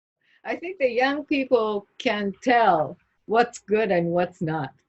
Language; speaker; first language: English; non-native, fluent; Japanese